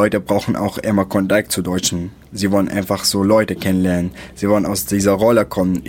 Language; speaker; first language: German; non-native, fluent; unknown